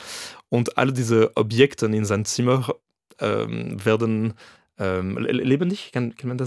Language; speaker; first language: German; non-native, fluent; French